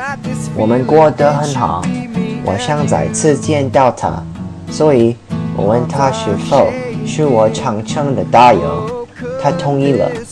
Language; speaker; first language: Chinese; non-native, learner; English